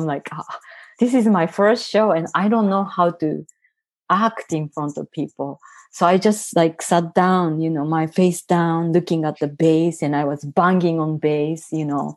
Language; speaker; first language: English; non-native, fluent; Japanese